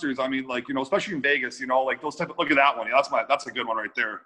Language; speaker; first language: English; native; English